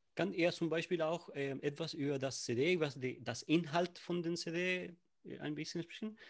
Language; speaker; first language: German; non-native, learner; Spanish